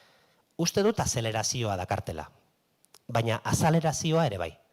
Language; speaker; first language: Basque; native; Basque